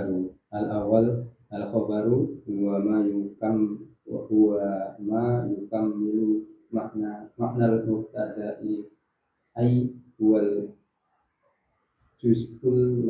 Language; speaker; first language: Arabic; non-native, learner; Indonesian